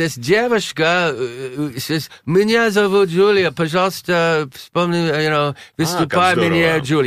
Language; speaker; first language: Russian; non-native, learner; English